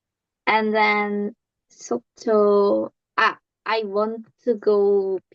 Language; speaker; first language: English; non-native, learner; Korean